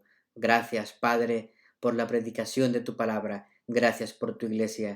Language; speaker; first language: Spanish; native; Spanish